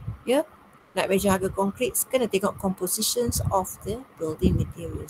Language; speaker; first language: English; non-native, local second language; Malay